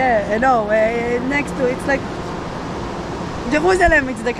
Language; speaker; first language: English; non-native, fluent; Hebrew